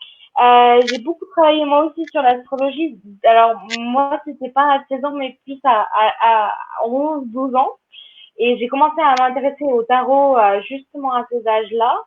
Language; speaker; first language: French; native; French